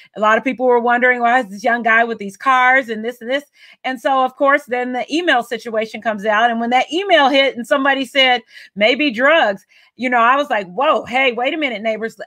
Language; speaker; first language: English; native; English